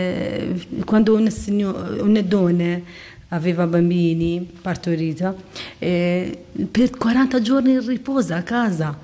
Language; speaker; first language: Italian; non-native, learner; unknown